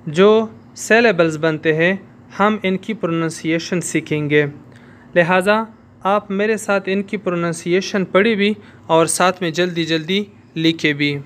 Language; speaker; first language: Urdu; non-native, local second language; Pashto